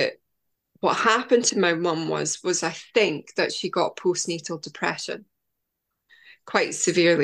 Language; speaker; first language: English; native; English